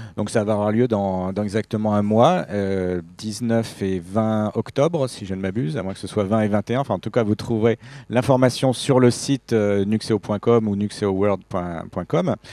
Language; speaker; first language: French; native; French